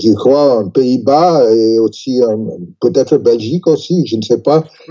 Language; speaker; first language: French; non-native, learner; English